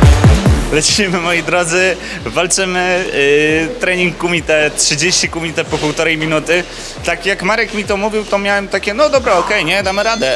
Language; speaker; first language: Polish; native; Polish